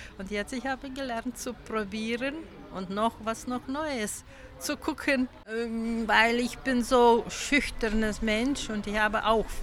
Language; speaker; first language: German; non-native, learner; Lithuanian